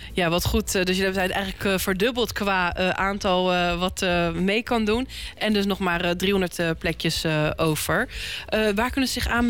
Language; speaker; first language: Dutch; native; Dutch